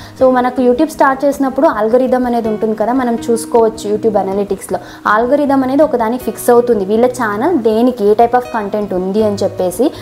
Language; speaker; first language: Telugu; non-native, local second language; Kannada